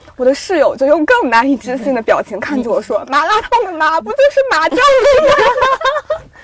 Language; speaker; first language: Chinese; native; Chinese